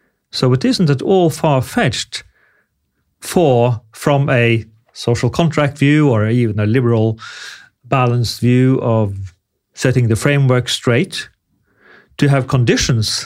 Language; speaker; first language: English; non-native, fluent; Norwegian